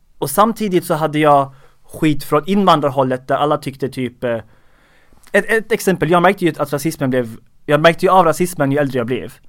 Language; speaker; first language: Swedish; early bilingual, other home language; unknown